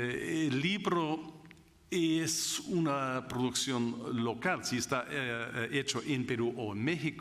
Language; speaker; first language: Spanish; non-native, fluent; English